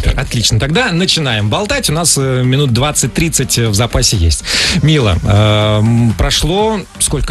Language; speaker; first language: Russian; native; Russian